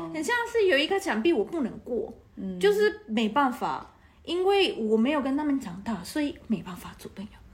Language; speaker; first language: Chinese; non-native, fluent; Spanish